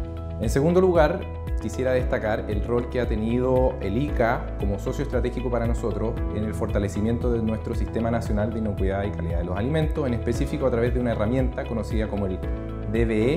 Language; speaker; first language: Spanish; native; Spanish